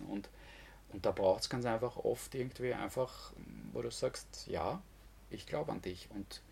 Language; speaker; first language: German; native; German